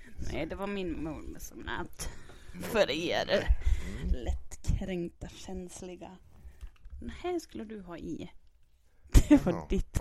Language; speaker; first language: Swedish; native; Swedish